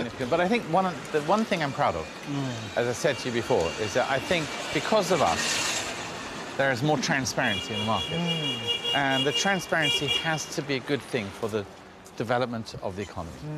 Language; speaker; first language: English; native; English